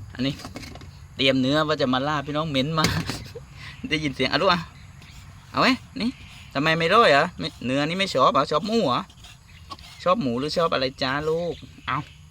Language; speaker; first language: Thai; native; Thai